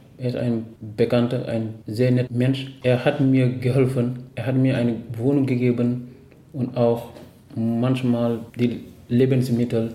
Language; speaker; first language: German; non-native, learner; Wolof